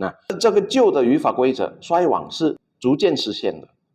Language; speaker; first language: Chinese; non-native, fluent; Indonesian